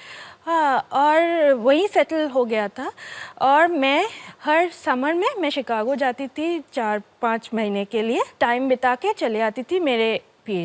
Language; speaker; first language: Hindi; non-native, local second language; Bangla